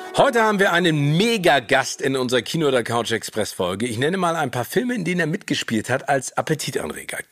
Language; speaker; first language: German; native; German